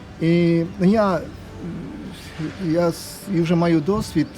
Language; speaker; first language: Ukrainian; non-native, fluent; Polish